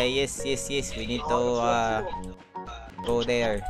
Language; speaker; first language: English; non-native, local second language; Filipino